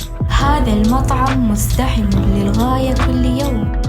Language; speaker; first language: Arabic; non-native, learner; Indonesian